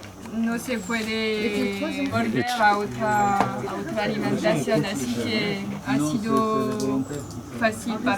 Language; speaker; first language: Spanish; non-native, fluent; French